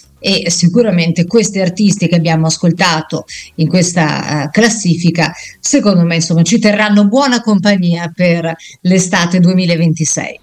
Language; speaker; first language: Italian; native; Italian